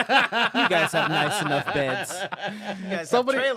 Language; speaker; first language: English; native; English